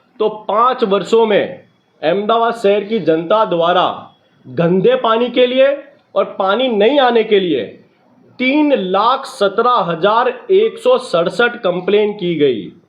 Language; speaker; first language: Hindi; non-native, local second language; Gujarati